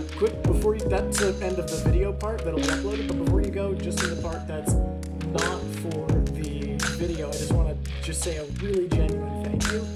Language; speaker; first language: English; native; English